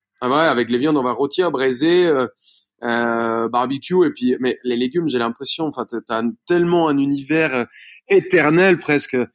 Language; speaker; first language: French; non-native, fluent; Spanish